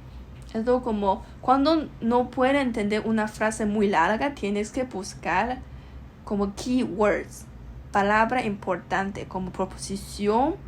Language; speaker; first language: Spanish; non-native, learner; Chinese